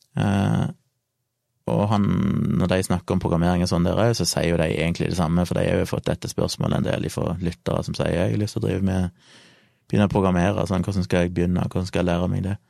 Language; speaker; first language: Norwegian; native; Norwegian